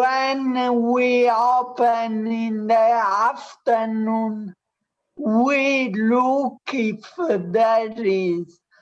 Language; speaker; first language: English; non-native, learner; Italian